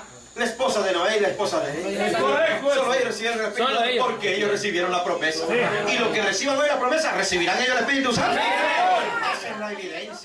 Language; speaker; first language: Spanish; native; Spanish